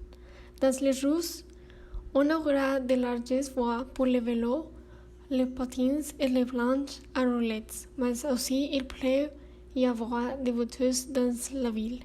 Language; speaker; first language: French; non-native, learner; Spanish